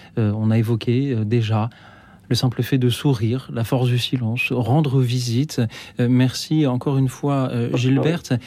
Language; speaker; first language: French; native; French